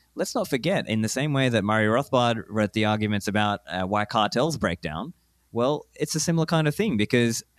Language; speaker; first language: English; native; English